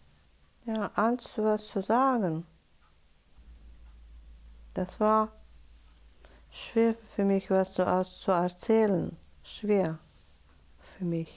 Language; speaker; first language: German; non-native, learner; Russian